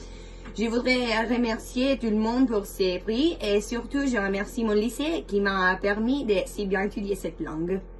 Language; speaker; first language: French; non-native, fluent; Italian